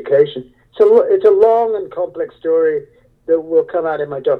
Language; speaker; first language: English; native; English